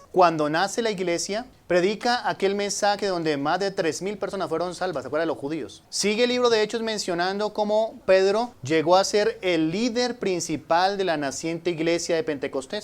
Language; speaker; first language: Spanish; native; Spanish